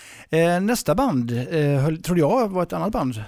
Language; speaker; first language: Swedish; native; Swedish